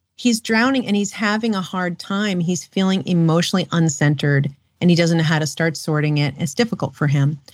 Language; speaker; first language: English; native; English